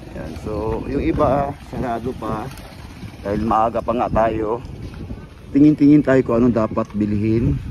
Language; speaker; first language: Filipino; non-native, local second language; Cebuano